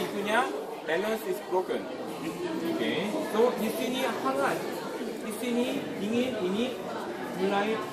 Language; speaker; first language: Indonesian; non-native, learner; Korean